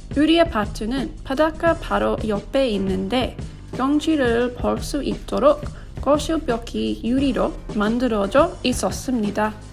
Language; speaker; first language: Korean; non-native, learner; English